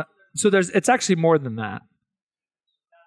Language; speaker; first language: English; native; English